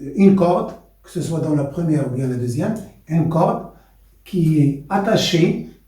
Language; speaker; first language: French; non-native, local second language; Arabic